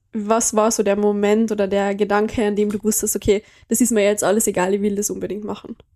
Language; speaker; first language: German; native; German